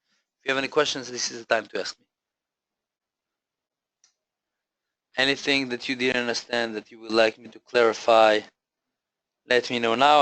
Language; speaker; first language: English; non-native, fluent; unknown